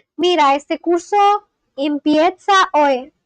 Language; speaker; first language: Spanish; non-native, learner; Bangla